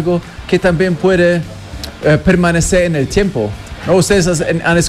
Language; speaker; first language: Spanish; non-native, fluent; German